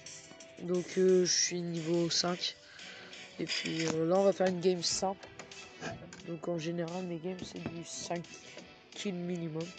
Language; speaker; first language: French; native; French